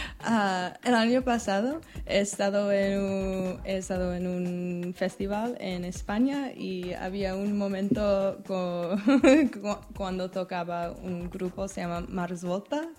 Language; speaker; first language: Spanish; non-native, learner; English